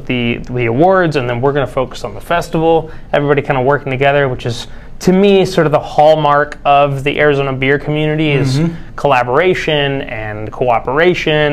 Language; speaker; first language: English; non-native, fluent; Spanish